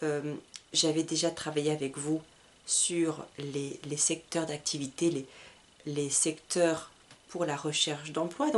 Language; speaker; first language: French; native; French